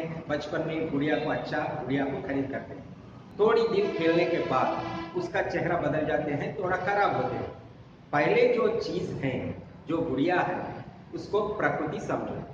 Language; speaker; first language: Hindi; non-native, local second language; Telugu